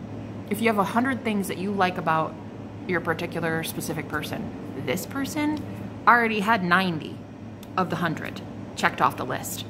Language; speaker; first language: English; native; English